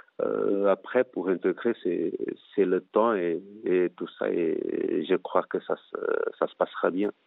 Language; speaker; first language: French; non-native, fluent; Portuguese